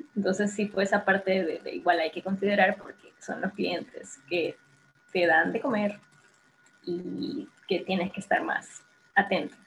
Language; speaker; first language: Spanish; native; Spanish